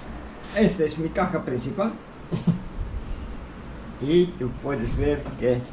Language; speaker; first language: Spanish; non-native, fluent; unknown